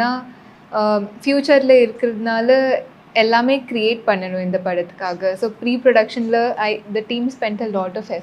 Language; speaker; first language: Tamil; non-native, fluent; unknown